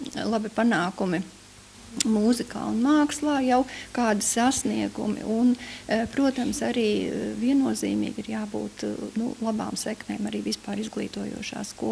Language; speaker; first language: Latvian; native; Latvian